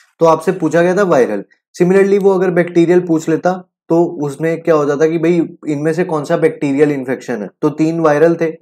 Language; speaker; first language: Hindi; native; Hindi